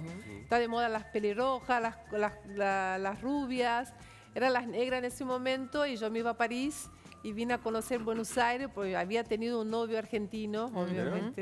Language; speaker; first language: Spanish; non-native, fluent; Portuguese